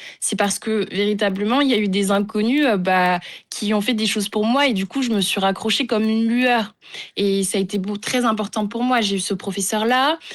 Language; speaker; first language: French; early bilingual, other home language; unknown